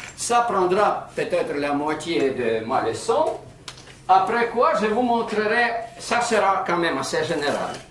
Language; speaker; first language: French; non-native, fluent; Russian